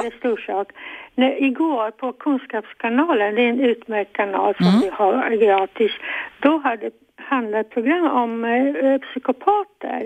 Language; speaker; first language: Swedish; non-native, fluent; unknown